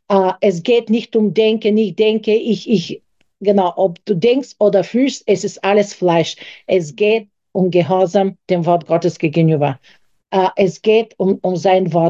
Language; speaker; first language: German; non-native, fluent; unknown